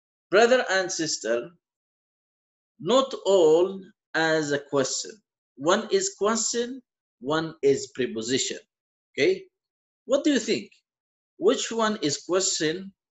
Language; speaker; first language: English; non-native, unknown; Arabic